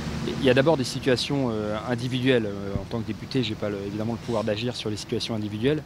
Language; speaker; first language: French; native; French